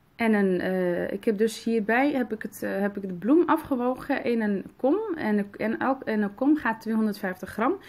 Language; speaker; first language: Dutch; early bilingual, other home language; Arabic